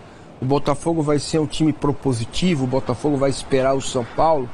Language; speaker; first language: Portuguese; native; Portuguese